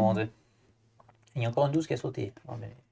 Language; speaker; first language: French; native; French